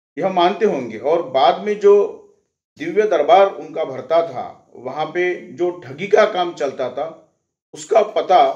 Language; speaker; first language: Hindi; non-native, local second language; Marathi